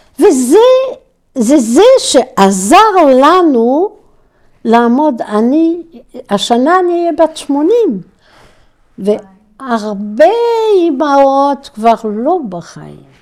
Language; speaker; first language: Hebrew; non-native, fluent; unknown